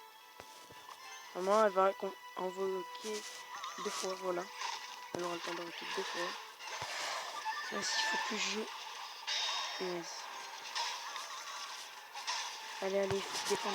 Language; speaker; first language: French; native; French